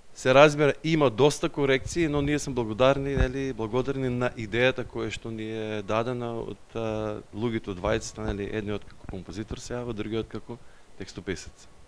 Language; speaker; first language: Macedonian; native; Macedonian